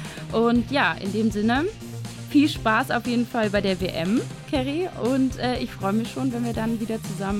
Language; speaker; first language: German; native; German